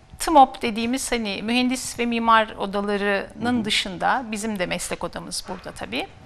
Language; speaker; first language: Turkish; native; Turkish